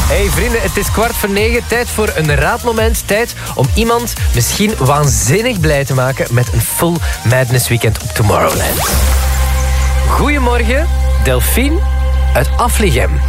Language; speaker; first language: Dutch; native; Dutch